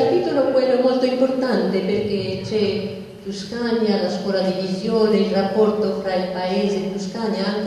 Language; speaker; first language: Italian; non-native, fluent; English